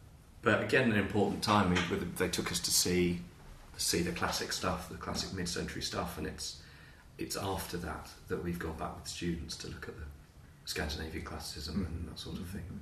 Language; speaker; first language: English; native; English